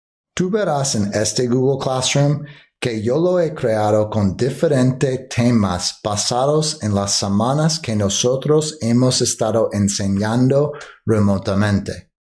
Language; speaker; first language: Spanish; non-native, fluent; English